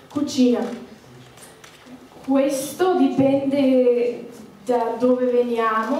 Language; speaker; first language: Italian; early bilingual, heritage; Slovak